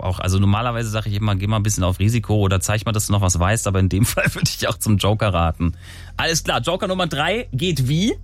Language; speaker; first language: German; native; German